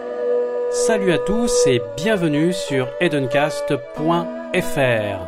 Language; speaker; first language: French; native; French